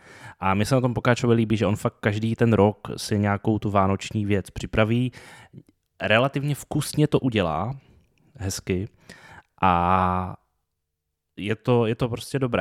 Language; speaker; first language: Czech; native; Czech